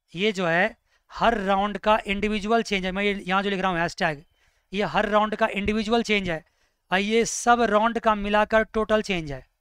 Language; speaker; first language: Hindi; native; Hindi